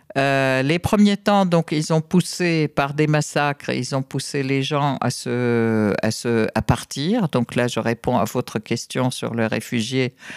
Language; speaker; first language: French; non-native, fluent; Arabic